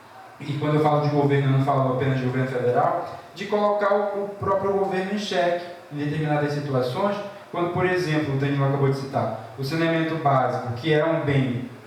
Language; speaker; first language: Portuguese; native; Portuguese